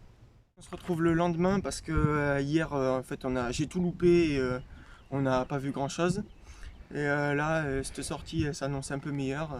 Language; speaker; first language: French; native; French